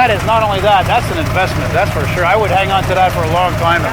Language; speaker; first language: English; native; English